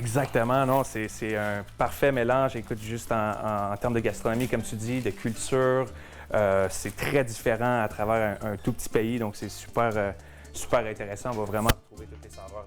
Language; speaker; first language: French; native; French